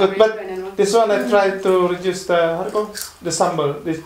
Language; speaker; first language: English; non-native, fluent; Indonesian